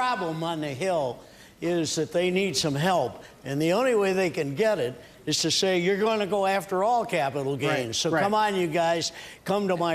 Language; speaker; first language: English; native; English